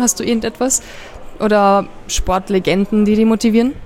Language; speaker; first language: German; native; German